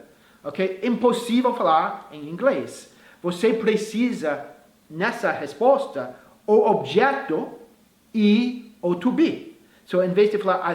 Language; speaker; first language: Portuguese; non-native, fluent; English